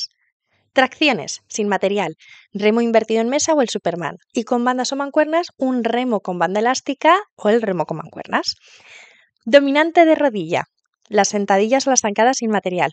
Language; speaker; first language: Spanish; native; Spanish